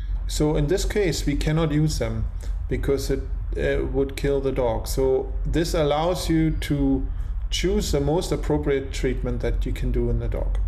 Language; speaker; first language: English; non-native, fluent; German